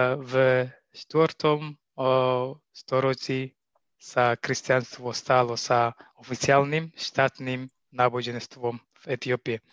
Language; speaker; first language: Slovak; non-native, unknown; Tigrinya